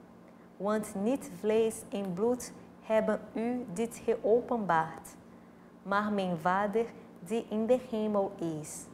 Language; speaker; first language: Dutch; non-native, fluent; Portuguese